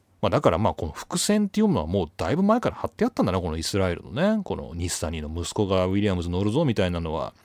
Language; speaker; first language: Japanese; native; Japanese